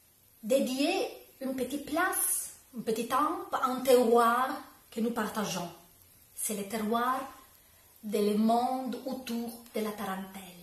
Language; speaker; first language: French; non-native, learner; Italian